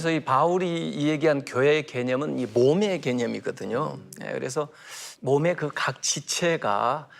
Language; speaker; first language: Korean; native; Korean